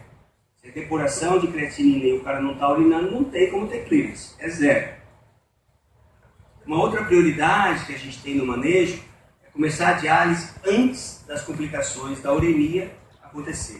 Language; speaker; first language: Portuguese; native; Portuguese